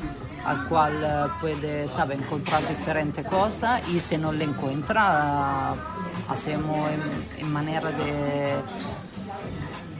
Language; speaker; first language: Spanish; non-native, fluent; Italian